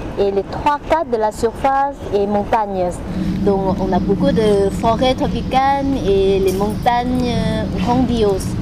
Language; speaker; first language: French; non-native, fluent; Vietnamese